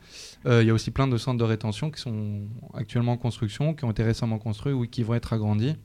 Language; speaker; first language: French; native; French